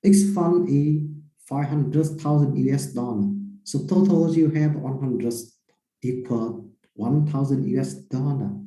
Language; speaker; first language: English; non-native, fluent; Vietnamese